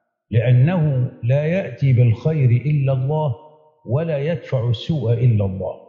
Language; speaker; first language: Arabic; native; Arabic